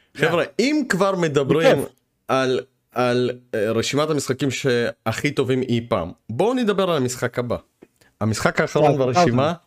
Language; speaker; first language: Hebrew; early bilingual, other home language; Russian